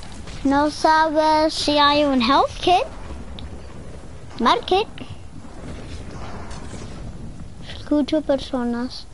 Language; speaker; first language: Spanish; early bilingual, heritage; Spanish